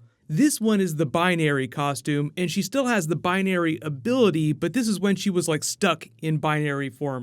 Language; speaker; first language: English; native; English